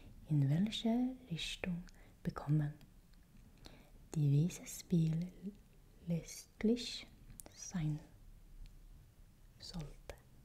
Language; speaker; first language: German; non-native, learner; Swedish